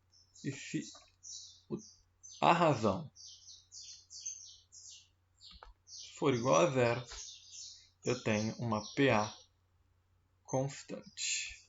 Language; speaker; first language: Portuguese; native; Portuguese